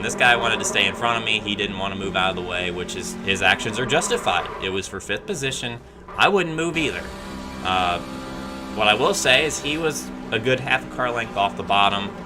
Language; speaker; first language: English; native; English